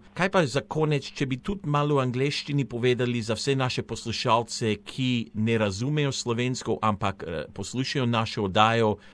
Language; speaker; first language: Slovenian; native; Slovenian